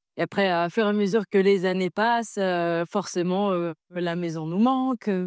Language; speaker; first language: French; non-native, fluent; Italian